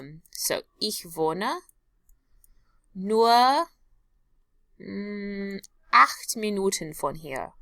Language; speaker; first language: German; non-native, fluent; English